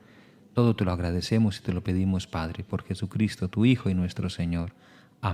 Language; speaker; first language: Spanish; native; Spanish